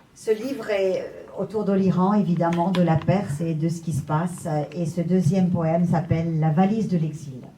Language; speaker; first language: French; early bilingual, other home language; Persian